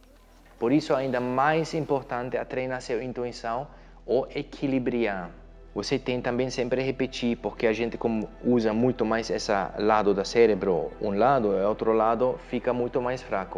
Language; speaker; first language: Portuguese; non-native, fluent; German